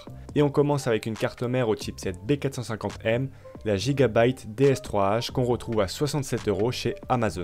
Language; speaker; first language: French; native; French